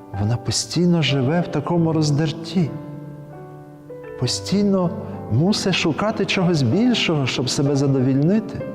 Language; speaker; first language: Ukrainian; native; Ukrainian